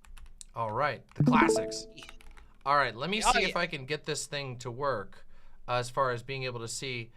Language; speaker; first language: English; native; English